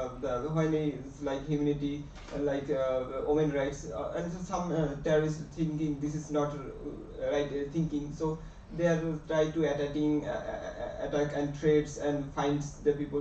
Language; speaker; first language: English; non-native, learner; Bangla